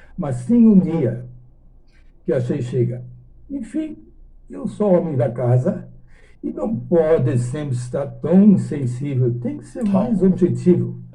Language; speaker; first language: Portuguese; non-native, fluent; German